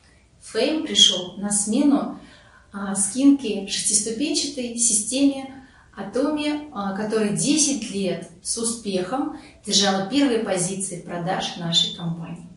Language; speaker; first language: Russian; native; Russian